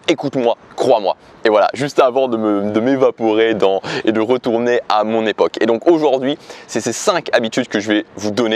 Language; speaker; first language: French; native; French